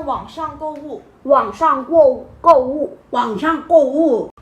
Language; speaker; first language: Chinese; non-native, learner; Korean